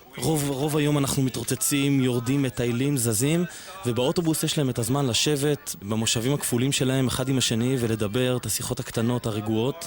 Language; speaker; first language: Hebrew; native; Hebrew